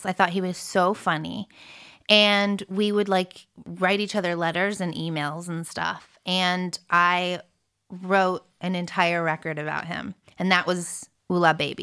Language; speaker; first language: English; early bilingual, other home language; French